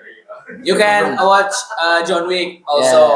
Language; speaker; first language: English; non-native, learner; Indonesian